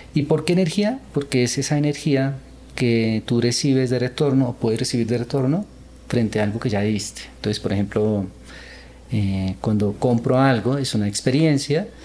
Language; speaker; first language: Spanish; early bilingual, other home language; Korean